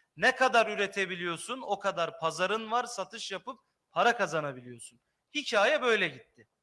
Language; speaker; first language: Turkish; native; Turkish